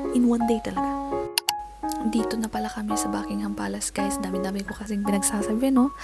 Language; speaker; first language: Filipino; non-native, local second language; Iloko